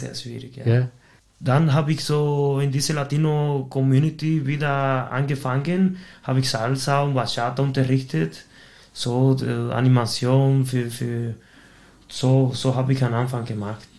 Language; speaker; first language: German; non-native, fluent; Spanish